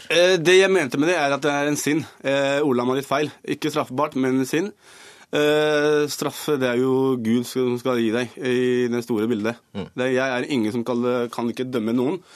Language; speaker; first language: Norwegian; early bilingual, other home language; Urdu